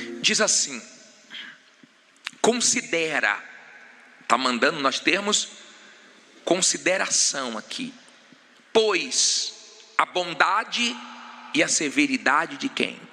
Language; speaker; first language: Portuguese; native; Portuguese